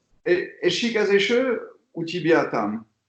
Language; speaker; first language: Hungarian; non-native, learner; French